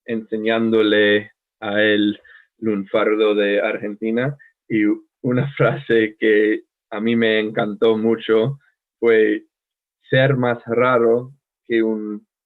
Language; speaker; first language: Spanish; non-native, learner; English